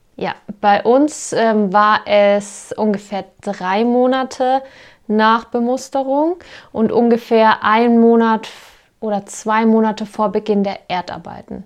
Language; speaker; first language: German; native; German